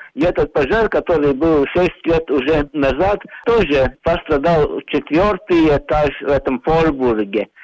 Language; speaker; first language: Russian; non-native, local second language; Latvian